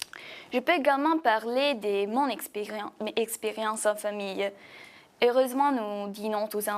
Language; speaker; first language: French; non-native, fluent; Italian